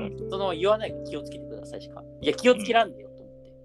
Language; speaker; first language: Japanese; native; Japanese